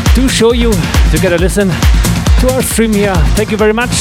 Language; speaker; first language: English; non-native, fluent; German